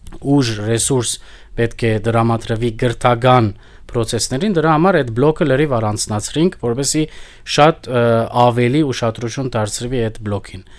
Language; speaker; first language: Armenian; early bilingual, heritage; Armenian